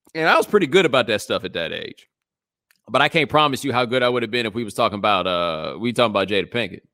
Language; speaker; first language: English; native; English